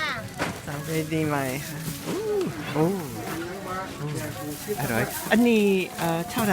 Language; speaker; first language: Thai; non-native, learner; English